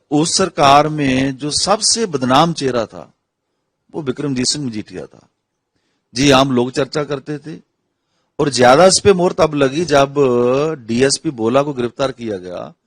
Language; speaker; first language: Hindi; non-native, local second language; Punjabi